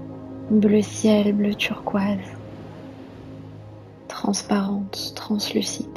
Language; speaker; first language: French; native; French